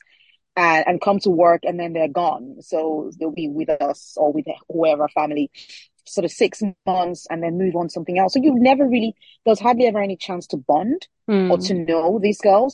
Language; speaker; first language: English; non-native, local second language; Yoruba